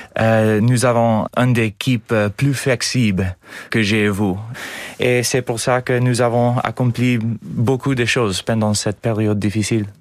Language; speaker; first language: French; non-native, learner; English